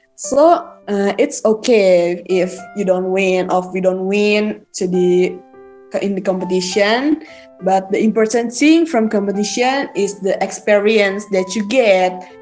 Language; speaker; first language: English; non-native, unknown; Indonesian